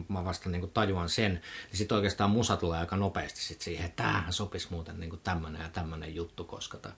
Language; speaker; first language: Finnish; native; Finnish